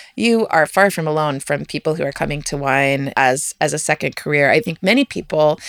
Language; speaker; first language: English; native; English